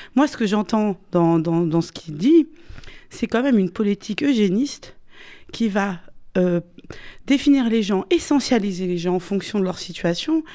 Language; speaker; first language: French; native; French